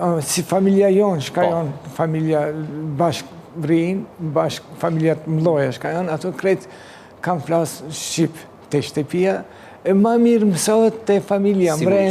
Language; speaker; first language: Albanian; early bilingual, heritage; Turkish